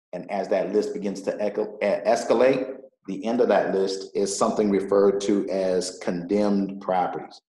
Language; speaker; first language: English; native; English